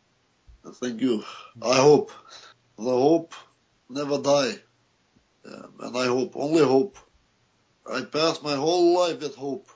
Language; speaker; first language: English; non-native, learner; Albanian